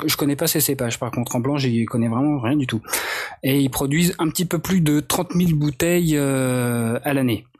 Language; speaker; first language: French; native; French